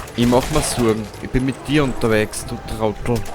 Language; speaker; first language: German; native; German